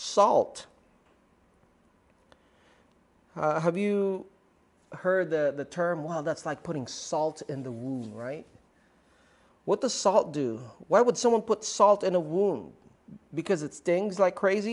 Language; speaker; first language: English; non-native, local second language; Filipino